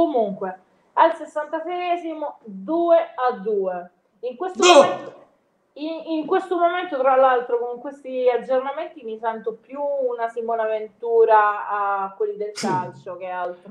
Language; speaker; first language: Italian; native; Italian